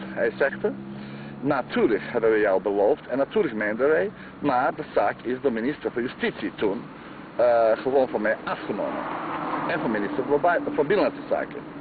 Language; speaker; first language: Dutch; non-native, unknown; Croatian